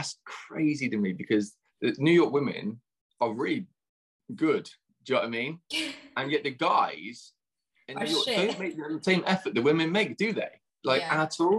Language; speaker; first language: English; native; English